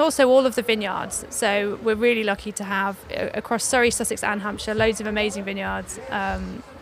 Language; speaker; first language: English; native; English